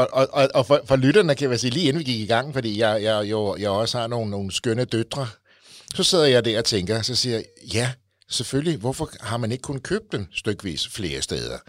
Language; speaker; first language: Danish; native; Danish